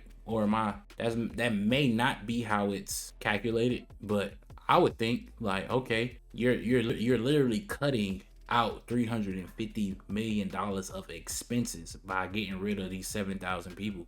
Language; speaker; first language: English; native; English